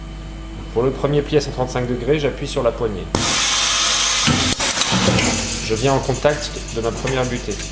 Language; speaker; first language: French; native; French